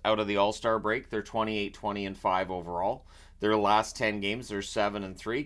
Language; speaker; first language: English; native; English